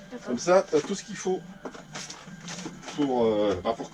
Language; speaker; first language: French; native; French